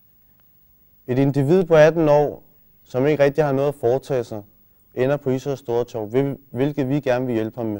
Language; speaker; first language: Danish; early bilingual, other home language; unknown